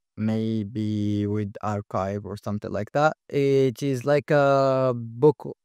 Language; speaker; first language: English; non-native, fluent; Arabic